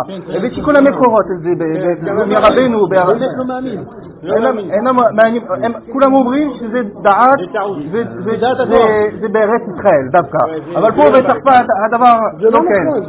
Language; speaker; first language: Hebrew; non-native, fluent; French